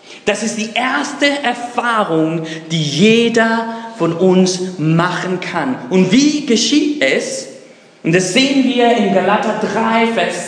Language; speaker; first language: German; non-native, fluent; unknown